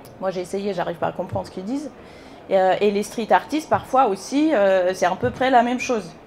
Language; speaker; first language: French; non-native, fluent; Bulgarian